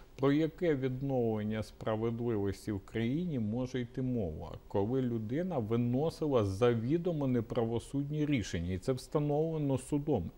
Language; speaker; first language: Ukrainian; native; Ukrainian